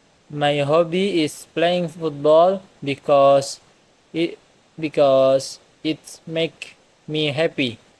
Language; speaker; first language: English; non-native, learner; Indonesian